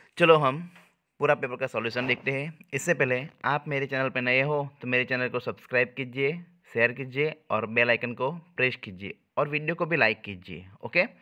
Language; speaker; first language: Hindi; non-native, local second language; Gujarati